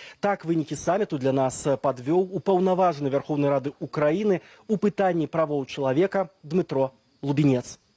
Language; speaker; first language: Belarusian; native; Belarusian